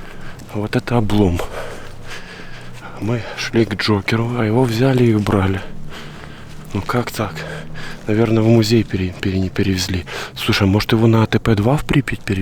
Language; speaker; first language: Russian; native; Russian